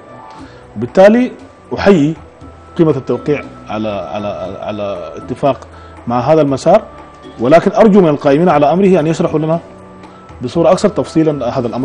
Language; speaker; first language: Arabic; native; Arabic